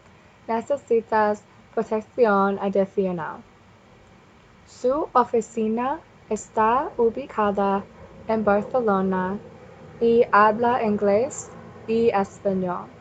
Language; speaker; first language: Spanish; non-native, learner; English